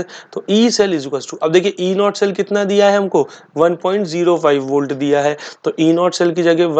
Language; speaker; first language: Hindi; native; Hindi